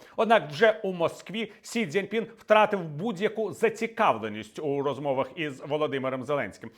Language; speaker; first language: Ukrainian; native; Ukrainian